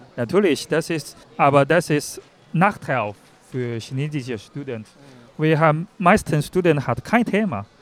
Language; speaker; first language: German; non-native, learner; Chinese